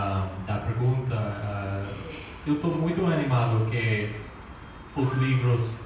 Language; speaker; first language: Portuguese; non-native, learner; English